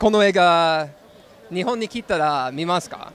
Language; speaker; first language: Japanese; non-native, learner; English